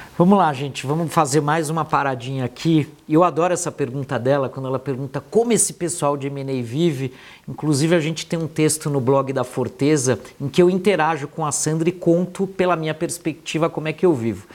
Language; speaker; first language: Portuguese; native; Portuguese